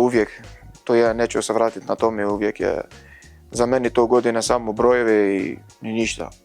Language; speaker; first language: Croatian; non-native, learner; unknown